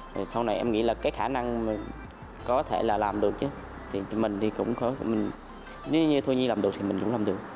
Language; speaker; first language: Vietnamese; native; Vietnamese